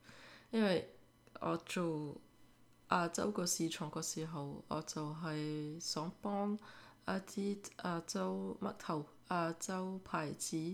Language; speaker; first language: Cantonese; early bilingual, heritage; French